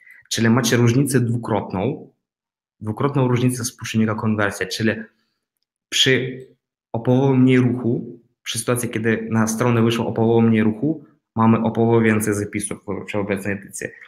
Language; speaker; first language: Polish; non-native, fluent; Ukrainian